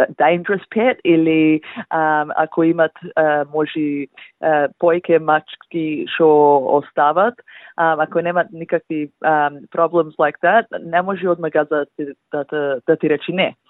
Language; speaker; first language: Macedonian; early bilingual, heritage; Macedonian